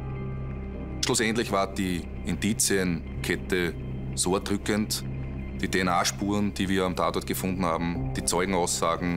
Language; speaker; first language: German; native; German